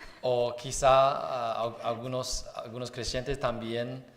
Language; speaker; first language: Spanish; non-native, fluent; Chinese